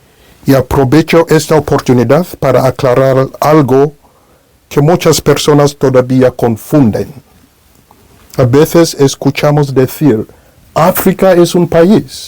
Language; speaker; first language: Spanish; non-native, fluent; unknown